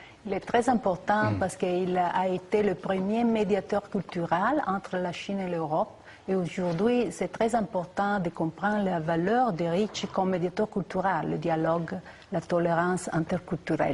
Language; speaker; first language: French; non-native, fluent; Italian